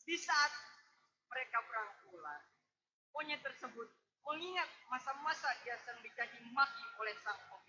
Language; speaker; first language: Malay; non-native, local second language; Sundanese